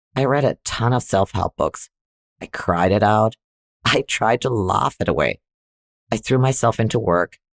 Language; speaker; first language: English; non-native, fluent; German